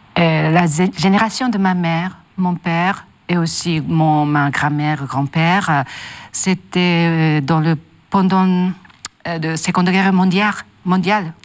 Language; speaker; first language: French; non-native, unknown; Japanese